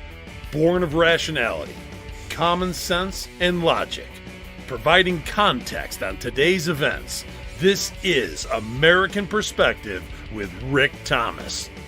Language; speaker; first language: English; native; English